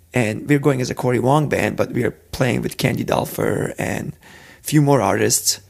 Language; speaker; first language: English; non-native, fluent; Serbian